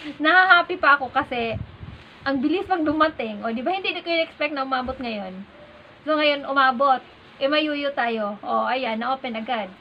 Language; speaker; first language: Filipino; non-native, local second language; Cebuano